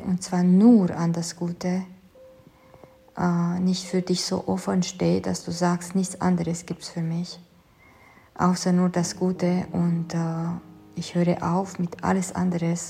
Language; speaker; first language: German; non-native, fluent; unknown